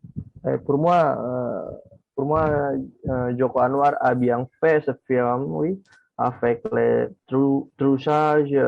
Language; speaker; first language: French; non-native, learner; Indonesian